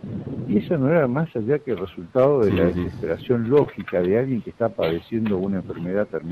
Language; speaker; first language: Spanish; native; Spanish